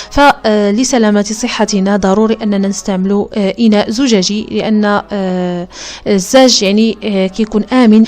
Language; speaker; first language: Arabic; native; Arabic